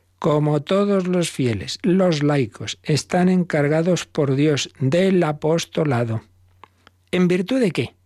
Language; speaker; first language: Spanish; native; Spanish